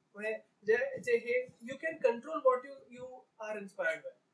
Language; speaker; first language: English; non-native, local second language; Marathi